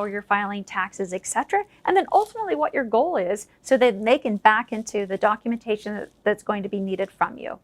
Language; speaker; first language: English; native; English